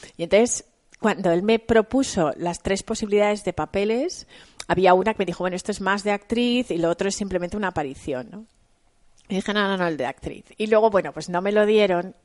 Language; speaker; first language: Spanish; native; Spanish